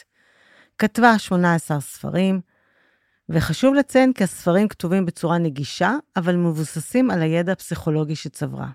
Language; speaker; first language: Hebrew; native; Hebrew